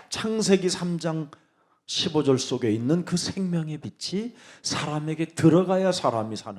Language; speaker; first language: Korean; native; Korean